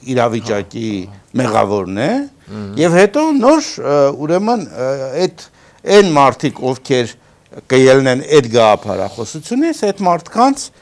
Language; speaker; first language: Armenian; native; Armenian